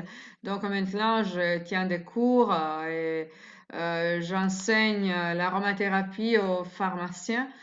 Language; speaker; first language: French; non-native, fluent; Italian